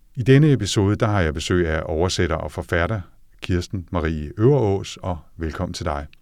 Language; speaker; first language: Danish; early bilingual, other home language; Norwegian